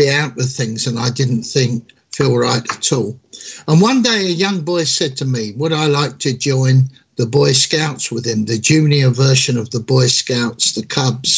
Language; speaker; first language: English; native; English